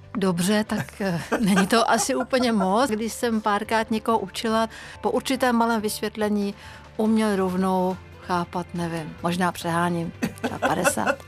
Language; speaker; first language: Czech; non-native, fluent; Hungarian